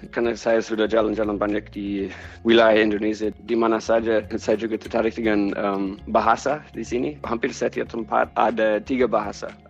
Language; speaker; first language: Indonesian; non-native, fluent; English